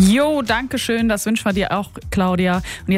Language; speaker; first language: German; native; German